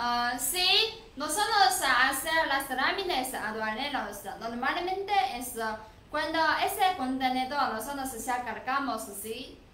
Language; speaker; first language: Spanish; non-native, learner; Chinese